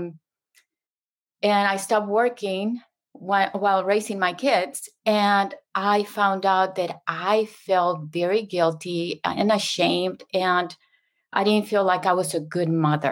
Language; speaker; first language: English; non-native, fluent; Spanish